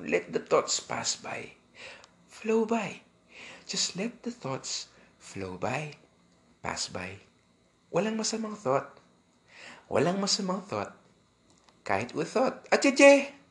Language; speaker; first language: English; non-native, local second language; Filipino